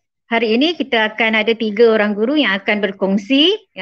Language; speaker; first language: English; non-native, local second language; Malay